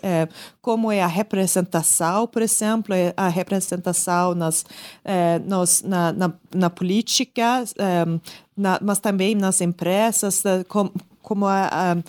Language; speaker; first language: Portuguese; non-native, learner; Swedish